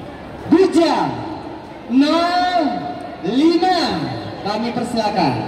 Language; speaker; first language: Indonesian; non-native, local second language; Minangkabau